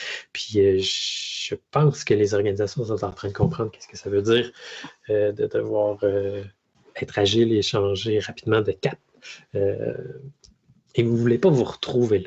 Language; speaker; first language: French; native; French